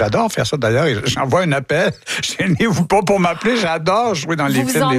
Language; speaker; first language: French; native; French